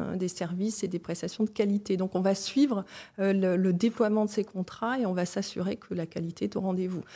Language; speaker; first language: French; native; French